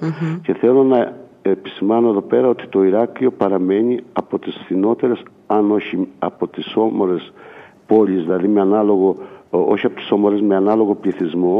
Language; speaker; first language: Greek; native; Greek